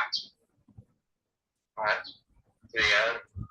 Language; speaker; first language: German; non-native, learner; Bangla